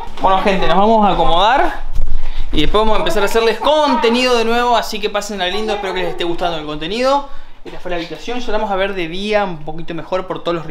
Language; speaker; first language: Spanish; native; Spanish